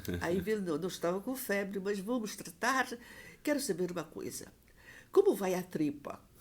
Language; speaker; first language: Portuguese; native; Portuguese